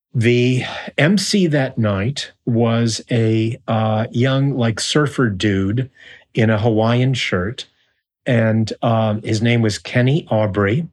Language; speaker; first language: English; native; English